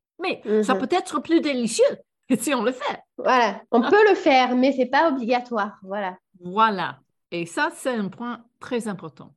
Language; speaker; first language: French; non-native, fluent; English